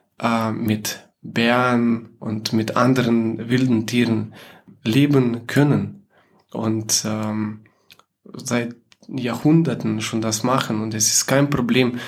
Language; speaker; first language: German; non-native, fluent; Slovenian